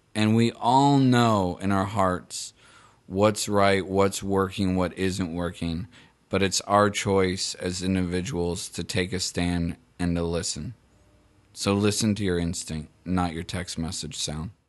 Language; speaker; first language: English; native; English